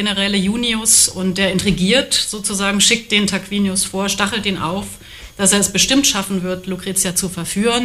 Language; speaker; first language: German; native; German